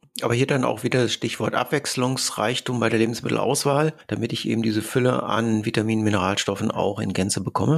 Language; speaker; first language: German; native; German